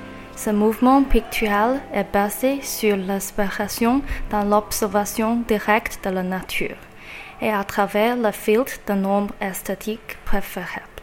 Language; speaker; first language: French; non-native, learner; Chinese